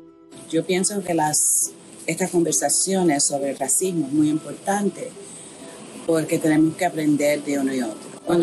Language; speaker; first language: Spanish; early bilingual, heritage; Spanish